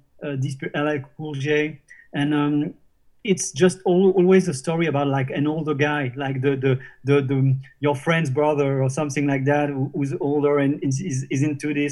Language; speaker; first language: English; non-native, fluent; French